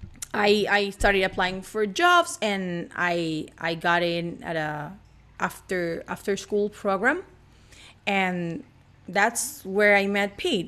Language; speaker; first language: English; non-native, fluent; Spanish